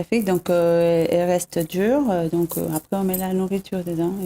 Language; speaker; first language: French; non-native, fluent; Spanish